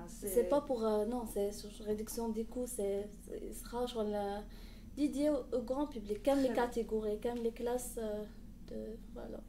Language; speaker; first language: French; non-native, local second language; Arabic